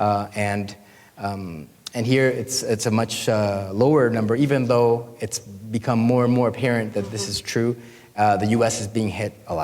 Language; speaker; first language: English; non-native, fluent; Spanish